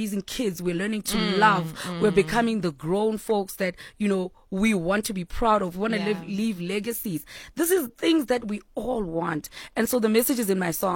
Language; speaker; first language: English; non-native, local second language; Xhosa